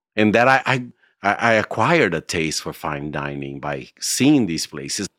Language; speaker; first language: English; non-native, fluent; Portuguese